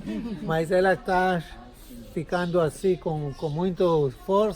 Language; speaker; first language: Portuguese; non-native, learner; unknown